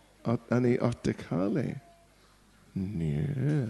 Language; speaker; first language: Russian; non-native, learner; English